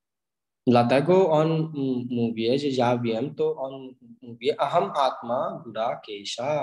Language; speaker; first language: Polish; non-native, learner; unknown